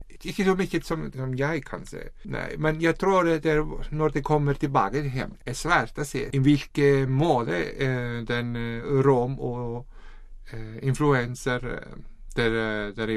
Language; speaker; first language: Swedish; non-native, learner; Icelandic